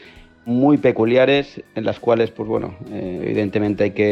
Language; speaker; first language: Spanish; native; Spanish